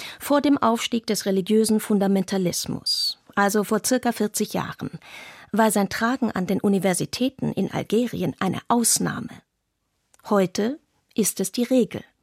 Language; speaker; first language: German; non-native, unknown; Arabic